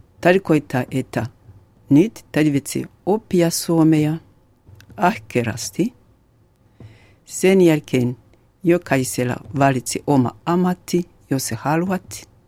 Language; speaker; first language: Finnish; non-native, learner; Kinyarwanda